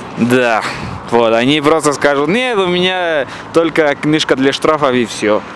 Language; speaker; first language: Russian; non-native, fluent; Spanish